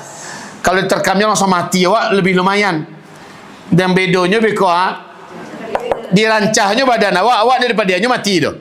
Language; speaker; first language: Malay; non-native, local second language; Minangkabau